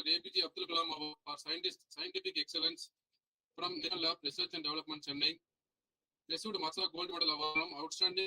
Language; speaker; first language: English; non-native, local second language; Tamil